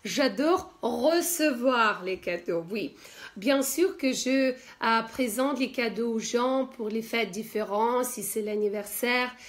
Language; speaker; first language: French; non-native, fluent; Russian